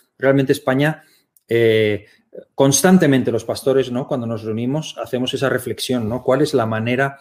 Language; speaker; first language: Spanish; native; Spanish